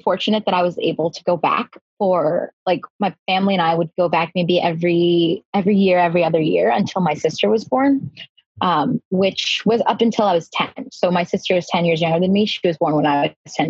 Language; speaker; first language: English; native; English